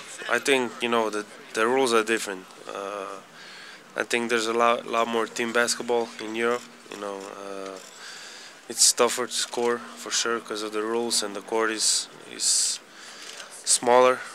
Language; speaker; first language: English; non-native, fluent; Slovenian